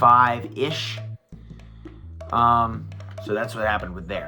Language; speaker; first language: English; native; English